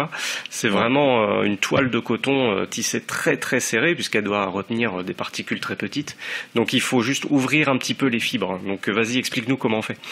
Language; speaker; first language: French; native; French